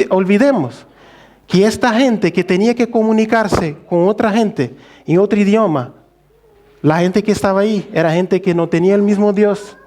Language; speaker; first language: Spanish; non-native, fluent; Portuguese